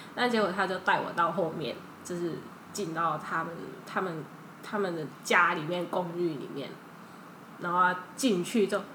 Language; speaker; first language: Chinese; early bilingual, heritage; Chinese